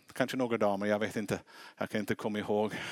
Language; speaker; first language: Swedish; non-native, fluent; English